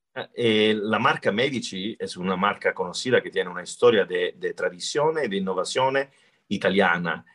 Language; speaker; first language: Spanish; non-native, learner; Italian